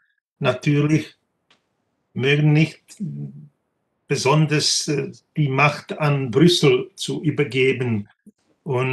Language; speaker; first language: German; non-native, fluent; Czech